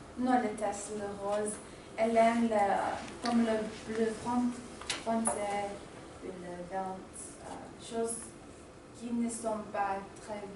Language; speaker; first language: French; non-native, learner; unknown